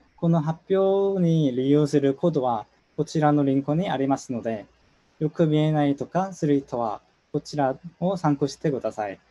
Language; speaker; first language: Japanese; non-native, learner; Korean